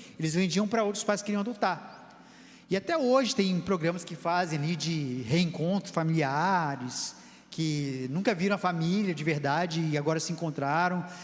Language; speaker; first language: Portuguese; native; Portuguese